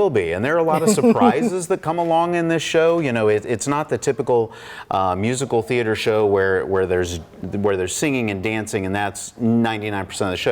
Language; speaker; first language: English; native; English